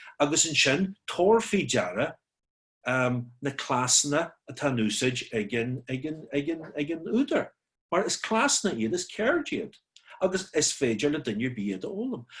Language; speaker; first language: Irish; native; Irish